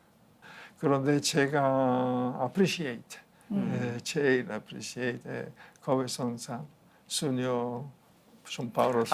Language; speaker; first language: Korean; non-native, learner; Spanish